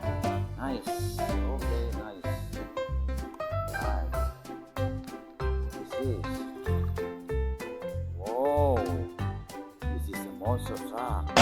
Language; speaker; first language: English; non-native, learner; Indonesian